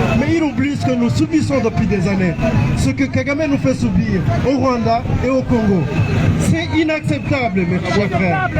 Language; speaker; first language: French; non-native, local second language; Kinyarwanda